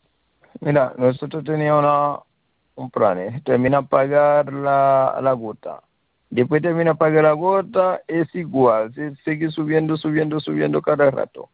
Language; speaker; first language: Spanish; non-native, learner; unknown